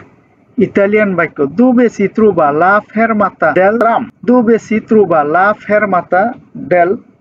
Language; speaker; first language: Italian; non-native, fluent; Bangla